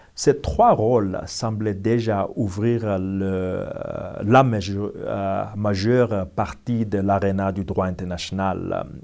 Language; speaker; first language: French; non-native, learner; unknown